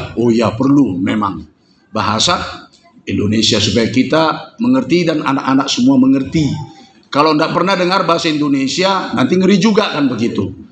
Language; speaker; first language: Indonesian; non-native, local second language; Batak Toba